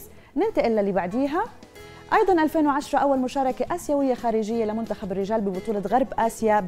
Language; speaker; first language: Arabic; native; Arabic